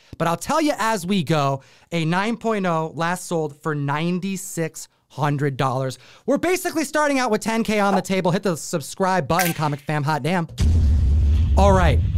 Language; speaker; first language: English; native; English